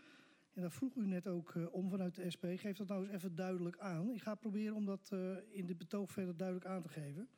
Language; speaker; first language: Dutch; native; Dutch